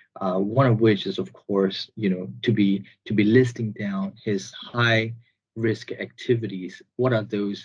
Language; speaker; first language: English; non-native, fluent; Burmese